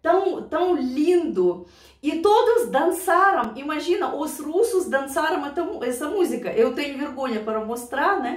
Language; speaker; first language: Portuguese; non-native, learner; Russian